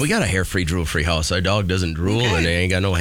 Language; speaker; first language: English; native; English